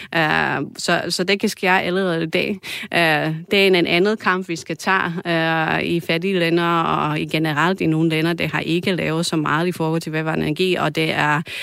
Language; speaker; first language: Danish; non-native, fluent; Croatian